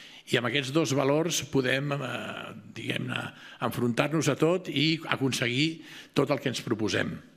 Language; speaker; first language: Catalan; native; Catalan